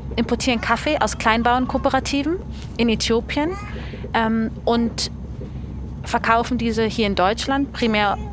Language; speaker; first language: German; early bilingual, other home language; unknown